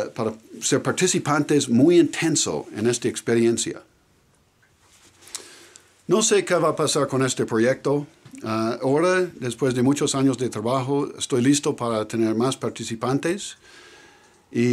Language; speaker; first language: Spanish; non-native, fluent; English